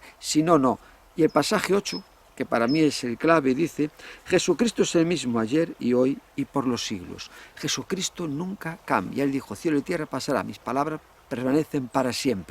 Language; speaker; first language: Spanish; native; Spanish